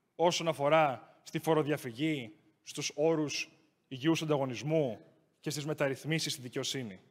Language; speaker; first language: Greek; native; Greek